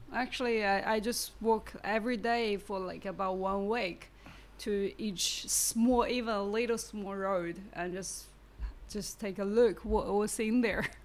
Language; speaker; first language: English; non-native, learner; Chinese